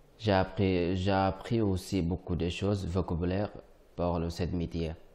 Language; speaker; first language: French; non-native, learner; Arabic